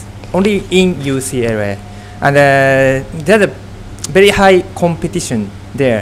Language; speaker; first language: English; non-native, fluent; Japanese